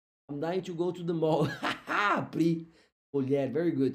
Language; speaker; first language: English; non-native, fluent; Portuguese